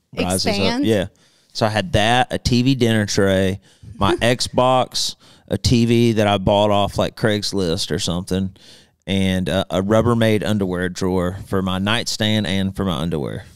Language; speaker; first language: English; native; English